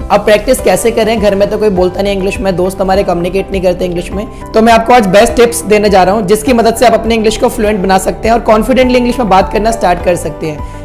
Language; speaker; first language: Hindi; native; Hindi